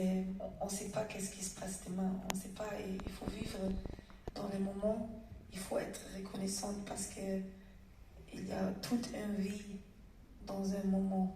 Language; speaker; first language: French; non-native, fluent; German